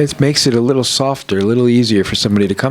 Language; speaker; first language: English; native; English